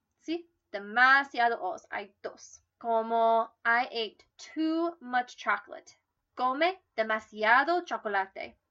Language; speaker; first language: Spanish; non-native, learner; English